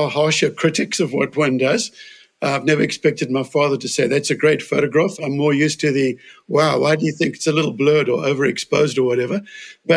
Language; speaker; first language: English; native; English